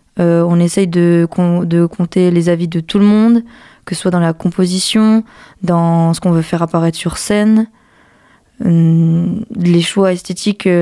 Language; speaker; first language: French; native; French